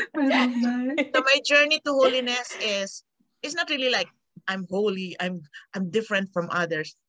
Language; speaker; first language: English; non-native, local second language; Hiligaynon